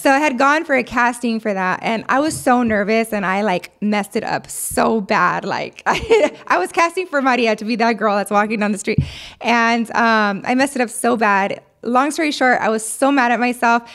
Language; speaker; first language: English; early bilingual, other home language; Spanish